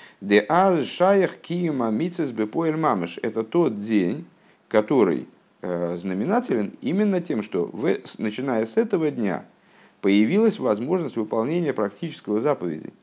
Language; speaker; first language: Russian; native; Russian